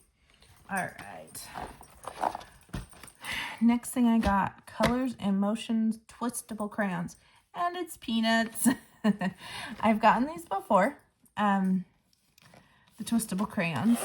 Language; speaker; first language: English; native; English